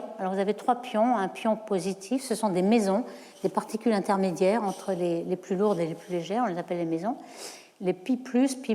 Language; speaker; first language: French; native; French